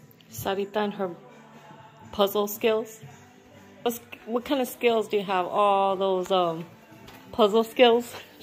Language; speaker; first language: English; early bilingual, other home language; Spanish